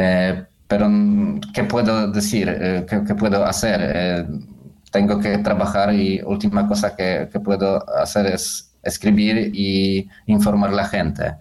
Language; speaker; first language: Spanish; non-native, fluent; Polish